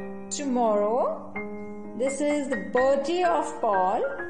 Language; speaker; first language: English; non-native, local second language; Punjabi